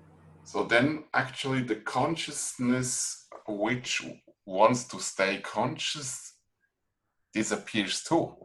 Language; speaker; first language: English; non-native, fluent; German